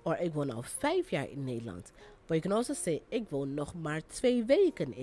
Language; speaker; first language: Dutch; non-native, fluent; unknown